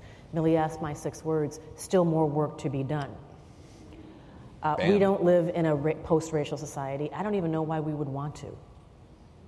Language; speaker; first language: English; native; English